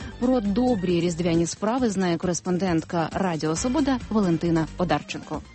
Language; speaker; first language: Ukrainian; native; Ukrainian